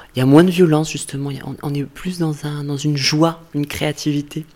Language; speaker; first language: French; native; French